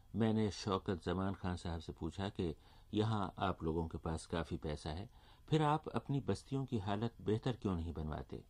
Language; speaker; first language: Urdu; native; Urdu